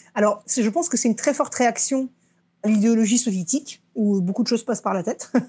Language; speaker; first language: French; early bilingual, other home language; Russian